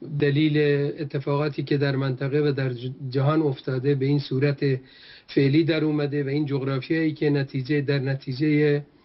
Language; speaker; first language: Persian; non-native, local second language; Kurdish